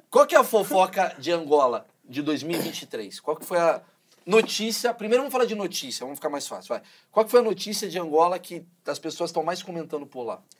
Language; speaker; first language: Portuguese; native; Portuguese